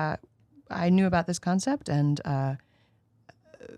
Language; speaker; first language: English; native; English